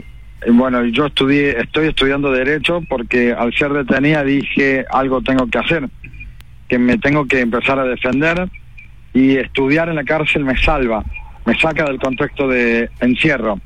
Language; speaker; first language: Spanish; native; Spanish